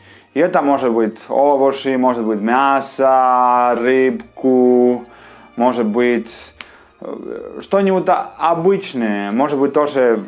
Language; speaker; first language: Russian; non-native, learner; Spanish